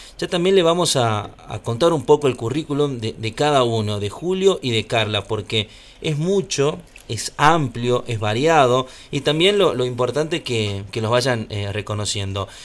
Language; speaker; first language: Spanish; native; Spanish